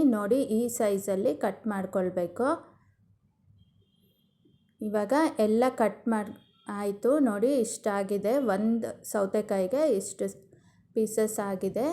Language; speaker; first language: Kannada; native; Kannada